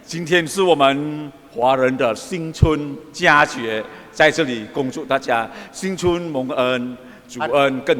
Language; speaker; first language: Chinese; early bilingual, heritage; Chinese